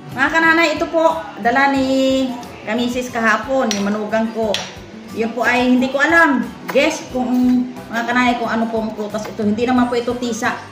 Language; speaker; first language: Filipino; non-native, local second language; Cebuano